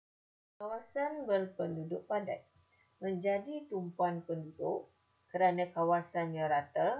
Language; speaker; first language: Malay; native; Malay